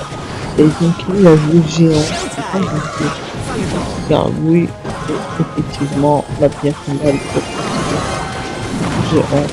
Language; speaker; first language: French; native; French